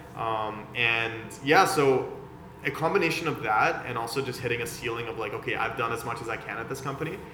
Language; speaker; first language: English; early bilingual, other home language; Persian